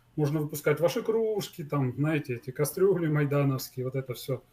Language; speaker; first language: Russian; native; Russian